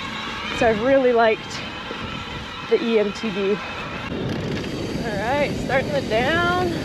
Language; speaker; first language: English; native; English